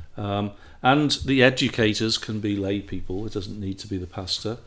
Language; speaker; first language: English; native; English